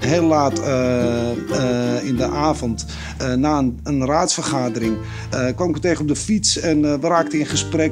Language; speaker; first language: Dutch; non-native, local second language; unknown